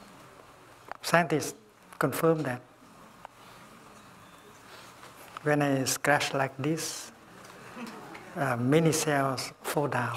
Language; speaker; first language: English; non-native, fluent; Vietnamese